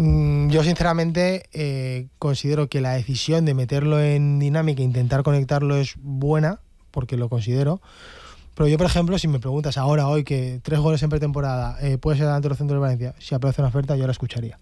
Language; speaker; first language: Spanish; native; Spanish